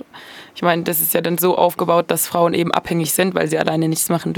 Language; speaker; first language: German; native; German